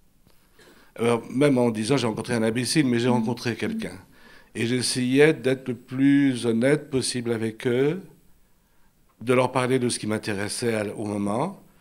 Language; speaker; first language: French; native; French